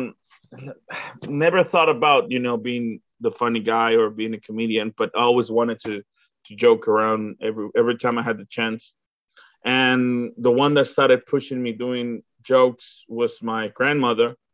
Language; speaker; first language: English; non-native, fluent; Spanish